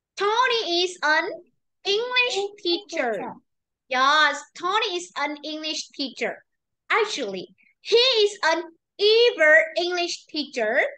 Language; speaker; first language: English; non-native, learner; Vietnamese